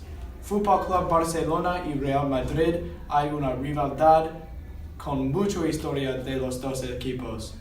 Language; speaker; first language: Spanish; non-native, learner; English